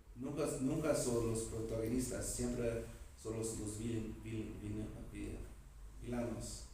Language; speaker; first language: Spanish; non-native, learner; English